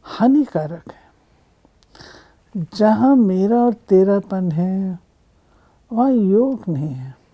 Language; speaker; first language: Hindi; native; Hindi